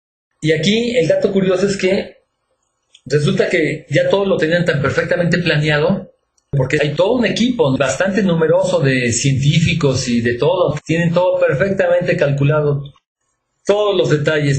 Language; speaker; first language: Spanish; native; Spanish